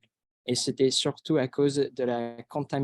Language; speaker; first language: French; non-native, fluent; English